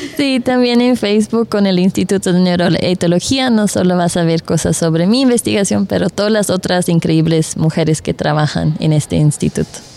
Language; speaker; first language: Spanish; non-native, fluent; Dutch